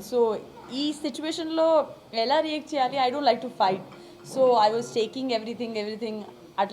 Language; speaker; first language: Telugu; non-native, learner; Gujarati